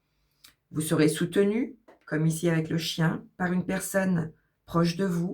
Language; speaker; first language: French; native; French